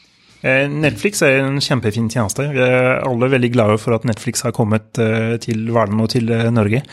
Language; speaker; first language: Norwegian; non-native, fluent; French